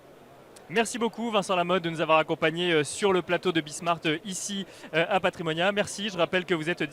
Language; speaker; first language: French; native; French